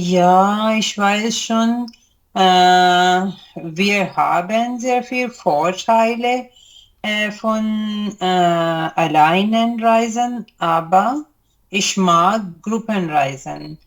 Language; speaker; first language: German; non-native, learner; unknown